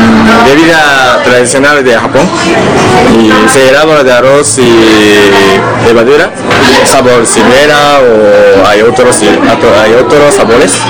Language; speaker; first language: Spanish; non-native, learner; Japanese